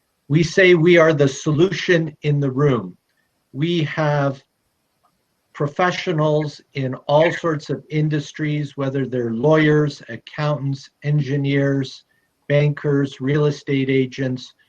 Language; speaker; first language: English; early bilingual, other home language; Polish